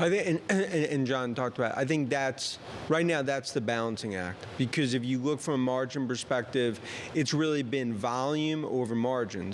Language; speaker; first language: English; native; English